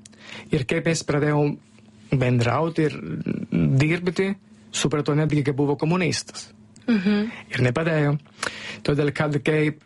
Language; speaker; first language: Lithuanian; non-native, fluent; Italian